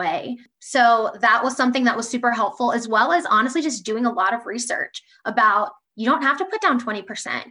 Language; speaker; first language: English; native; English